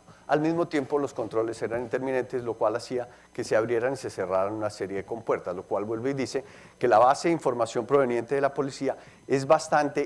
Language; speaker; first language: Spanish; native; Spanish